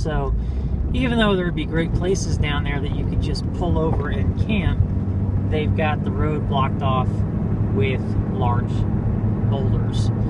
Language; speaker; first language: English; native; English